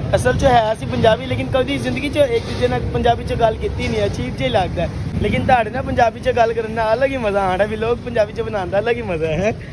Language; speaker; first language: Punjabi; non-native, local second language; Urdu